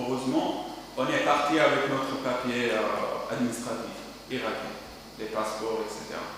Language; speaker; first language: French; non-native, learner; Arabic